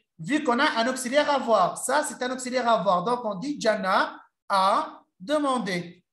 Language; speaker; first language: French; non-native, local second language; Arabic